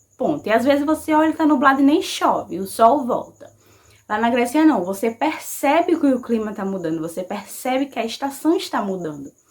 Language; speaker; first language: Portuguese; native; Portuguese